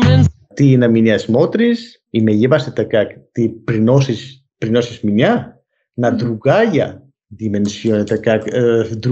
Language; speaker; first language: Russian; non-native, learner; Spanish